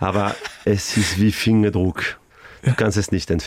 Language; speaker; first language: German; non-native, fluent; French